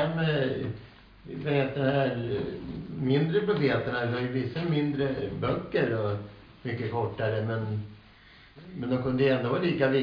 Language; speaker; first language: Swedish; native; Swedish